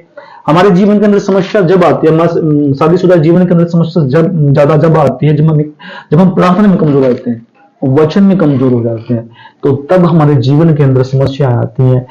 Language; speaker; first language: Hindi; native; Hindi